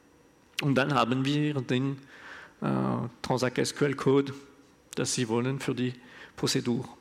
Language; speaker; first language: German; non-native, learner; French